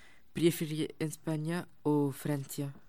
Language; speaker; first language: Spanish; non-native, learner; French